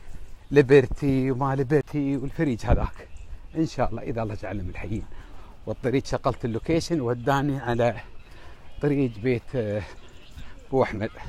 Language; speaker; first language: Arabic; native; Arabic